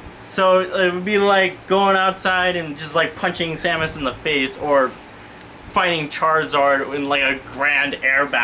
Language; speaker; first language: English; native; English